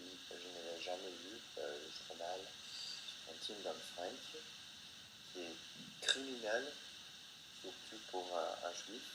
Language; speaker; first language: French; non-native, learner; English